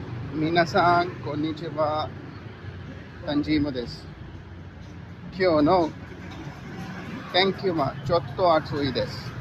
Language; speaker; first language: Japanese; non-native, learner; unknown